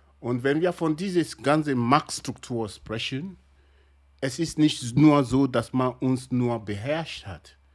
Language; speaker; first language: German; non-native, fluent; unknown